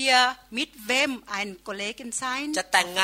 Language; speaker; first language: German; non-native, learner; Thai